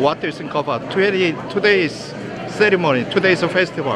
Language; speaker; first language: English; non-native, learner; Korean